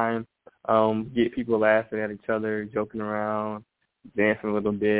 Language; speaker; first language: English; native; English